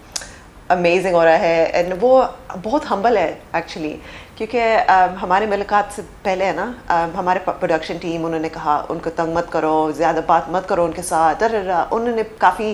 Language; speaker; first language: Hindi; early bilingual, heritage; English